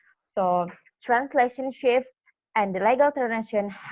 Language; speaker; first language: English; non-native, learner; Indonesian